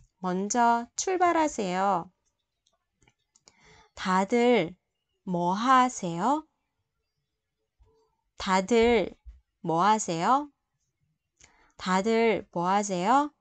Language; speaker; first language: Korean; non-native, fluent; Vietnamese